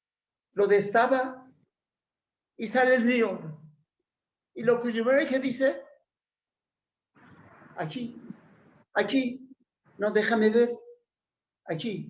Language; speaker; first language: Spanish; non-native, learner; Persian